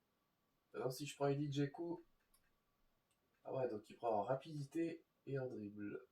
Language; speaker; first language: French; native; French